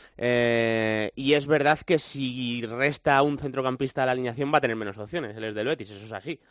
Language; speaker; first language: Spanish; native; Spanish